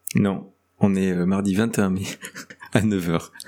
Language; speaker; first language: French; native; French